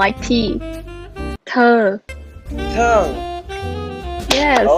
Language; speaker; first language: English; non-native, learner; Thai